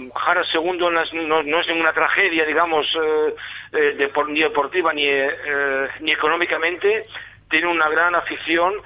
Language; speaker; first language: Spanish; non-native, fluent; German